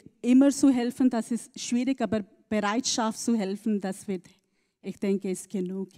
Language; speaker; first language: German; non-native, learner; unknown